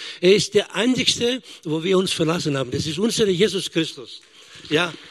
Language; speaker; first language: German; non-native, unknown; Greek